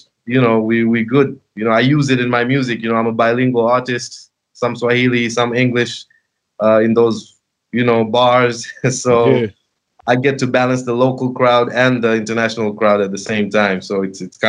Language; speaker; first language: English; non-native, local second language; Sinhala